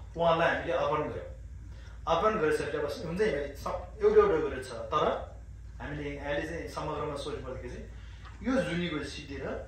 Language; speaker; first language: Nepali; non-native, local second language; Sherpa